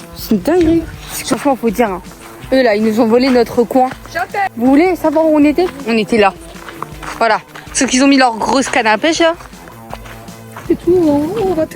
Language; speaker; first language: French; native; French